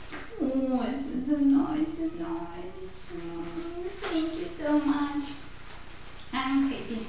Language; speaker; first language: English; non-native, learner; Russian